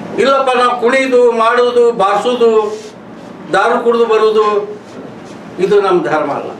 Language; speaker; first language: Kannada; non-native, local second language; Urdu